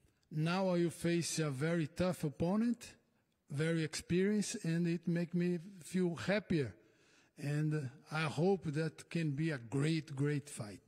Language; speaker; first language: English; non-native, fluent; Portuguese